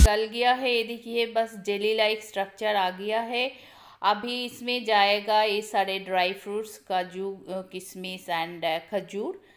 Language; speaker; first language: Hindi; non-native, local second language; Bangla